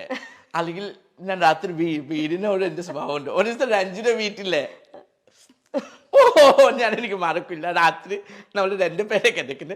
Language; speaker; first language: Malayalam; non-native, fluent; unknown